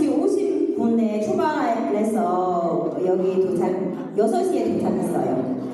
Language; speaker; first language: Korean; non-native, learner; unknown